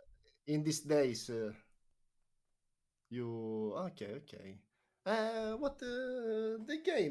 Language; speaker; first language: English; non-native, learner; Italian